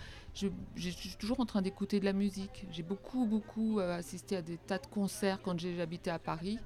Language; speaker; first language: French; native; French